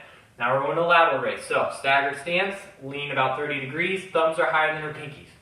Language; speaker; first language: English; native; English